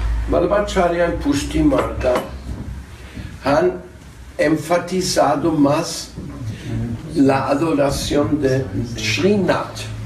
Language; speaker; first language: Spanish; non-native, fluent; German